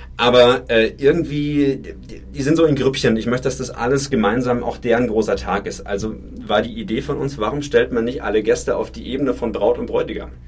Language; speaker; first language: German; native; German